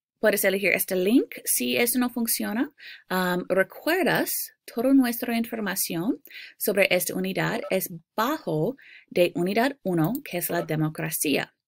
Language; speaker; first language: Spanish; non-native, fluent; English